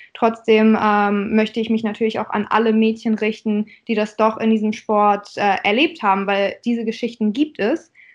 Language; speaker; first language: German; early bilingual, other home language; Russian